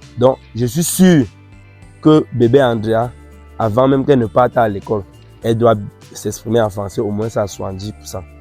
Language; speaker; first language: French; non-native, local second language; Ghomala